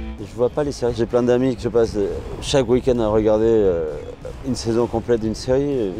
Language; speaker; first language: French; non-native, fluent; Spanish